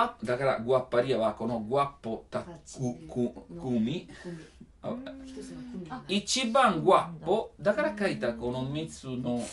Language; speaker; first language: Japanese; non-native, learner; Italian